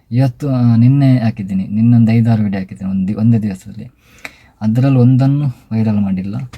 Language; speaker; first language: Kannada; native; Kannada